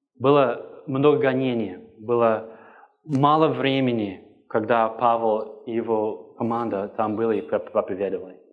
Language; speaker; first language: Russian; non-native, fluent; English